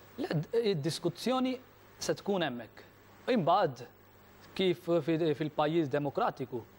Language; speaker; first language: Maltese; non-native, fluent; Urdu